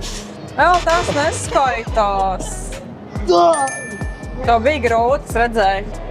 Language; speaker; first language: Latvian; native; Latvian